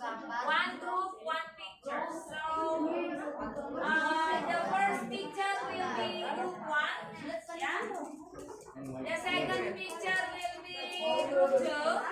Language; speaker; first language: English; non-native, learner; Indonesian